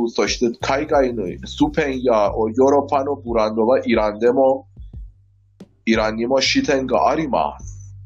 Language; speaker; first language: Japanese; non-native, learner; Persian